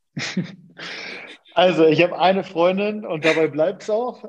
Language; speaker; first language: German; native; German